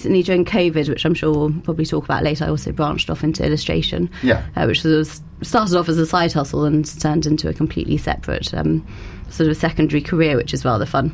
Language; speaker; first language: English; native; English